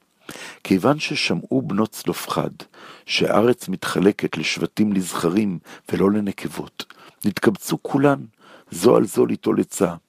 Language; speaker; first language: Hebrew; native; Hebrew